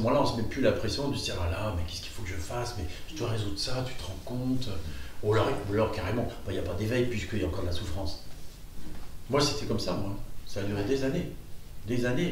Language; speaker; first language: French; native; French